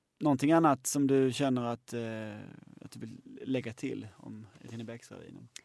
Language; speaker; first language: Swedish; native; Swedish